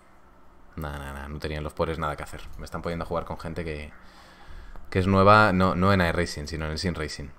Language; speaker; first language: Spanish; native; Spanish